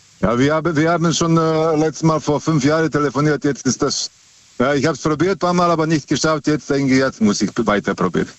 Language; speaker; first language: German; non-native, fluent; Serbian